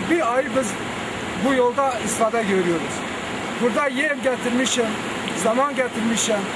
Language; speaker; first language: Turkish; non-native, local second language; Kurdish